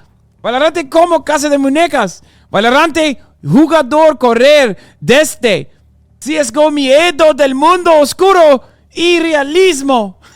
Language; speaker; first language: Spanish; non-native, learner; English